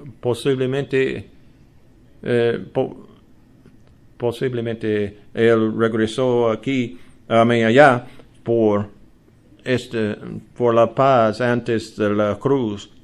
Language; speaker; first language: Spanish; non-native, learner; English